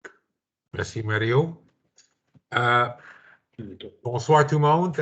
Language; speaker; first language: French; non-native, learner; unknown